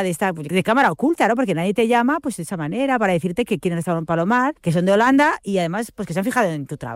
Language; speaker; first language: Spanish; native; Spanish